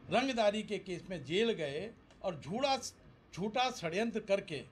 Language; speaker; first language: Hindi; native; Hindi